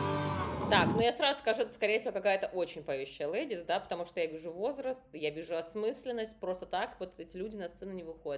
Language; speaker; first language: Russian; native; Russian